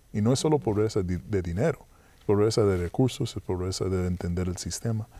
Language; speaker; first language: Spanish; early bilingual, heritage; Spanish